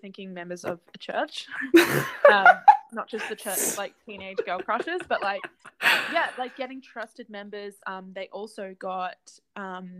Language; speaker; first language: English; native; English